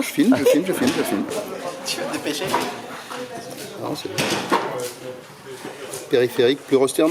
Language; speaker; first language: French; native; French